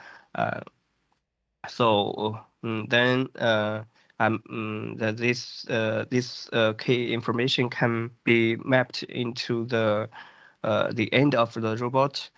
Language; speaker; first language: English; non-native, fluent; Chinese